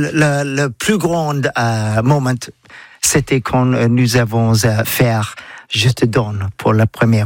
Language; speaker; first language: French; non-native, learner; English